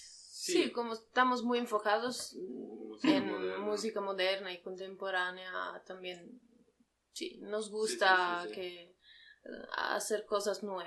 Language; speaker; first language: Spanish; non-native, fluent; Italian